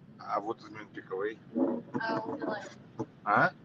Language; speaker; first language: English; non-native, learner; Russian